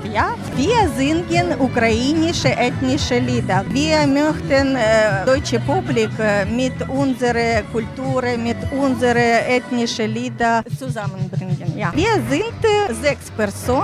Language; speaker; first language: German; non-native, learner; Ukrainian